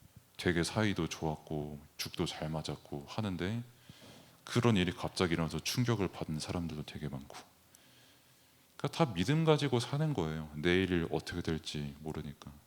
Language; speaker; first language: Korean; native; Korean